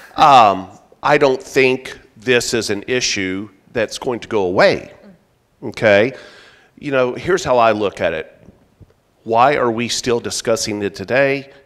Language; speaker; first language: English; native; English